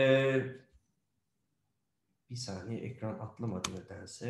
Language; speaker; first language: Turkish; native; Turkish